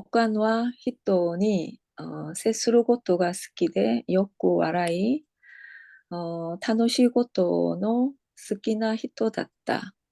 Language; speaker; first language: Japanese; non-native, learner; Korean